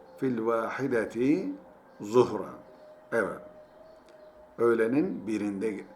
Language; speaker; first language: Arabic; non-native, fluent; Turkish